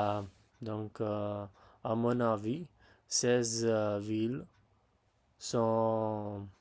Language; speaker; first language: French; non-native, learner; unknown